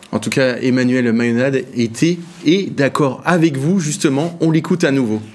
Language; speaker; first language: French; native; French